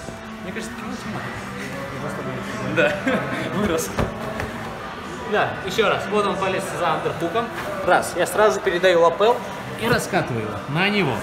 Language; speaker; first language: Russian; native; Russian